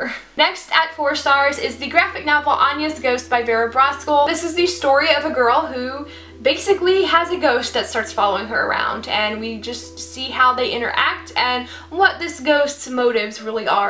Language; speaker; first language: English; native; English